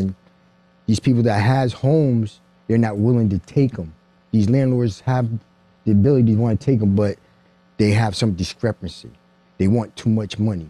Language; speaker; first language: English; native; English